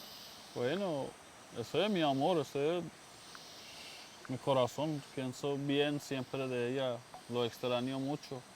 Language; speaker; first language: Spanish; non-native, learner; Persian